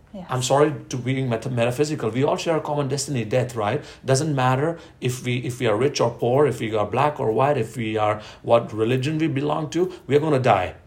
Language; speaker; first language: English; non-native, local second language; Gujarati